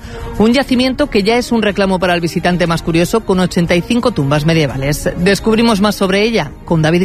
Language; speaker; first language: Spanish; native; Spanish